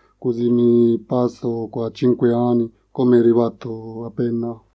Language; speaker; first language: Italian; non-native, learner; Punjabi